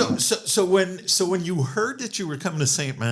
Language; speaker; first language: English; native; English